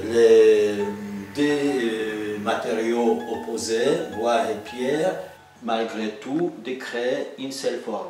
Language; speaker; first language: French; non-native, fluent; Polish